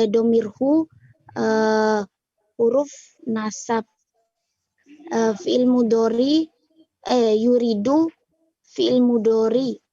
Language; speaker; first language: Arabic; non-native, learner; Indonesian